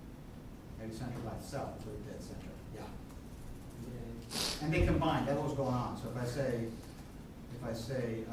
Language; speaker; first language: English; non-native, fluent; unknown